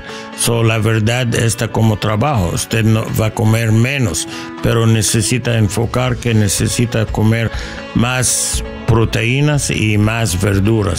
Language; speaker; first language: Spanish; non-native, learner; English